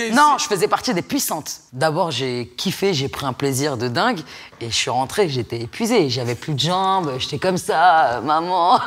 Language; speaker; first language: French; native; French